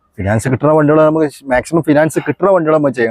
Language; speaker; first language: Malayalam; native; Malayalam